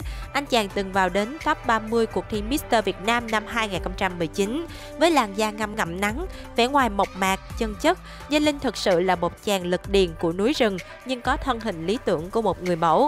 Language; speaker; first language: Vietnamese; native; Vietnamese